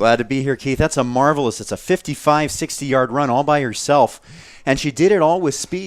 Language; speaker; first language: English; native; English